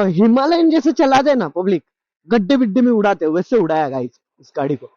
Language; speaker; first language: Hindi; non-native, local second language; Marathi